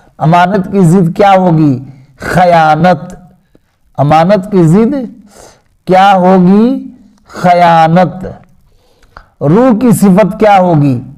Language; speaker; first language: Urdu; native; Urdu